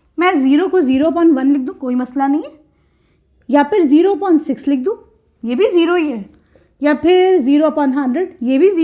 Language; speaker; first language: Hindi; native; Hindi